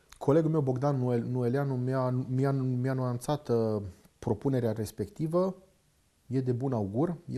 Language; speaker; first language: Romanian; non-native, local second language; Hungarian